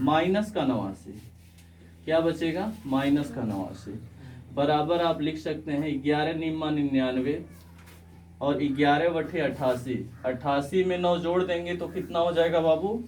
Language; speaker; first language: Hindi; native; Hindi